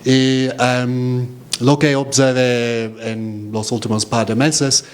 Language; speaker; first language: Spanish; non-native, fluent; English